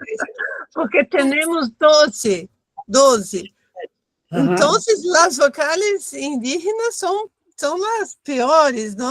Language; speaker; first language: Spanish; non-native, learner; Portuguese